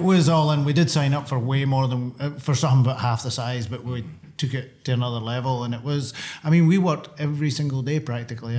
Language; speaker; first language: English; native; English